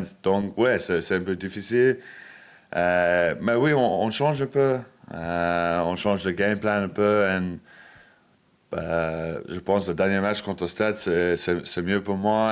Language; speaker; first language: French; non-native, fluent; English